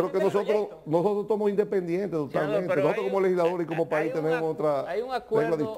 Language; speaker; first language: Spanish; native; Spanish